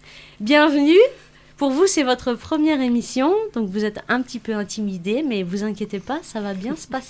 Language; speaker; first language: French; native; French